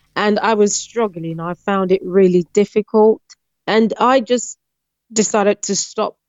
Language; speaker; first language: English; non-native, local second language; Yoruba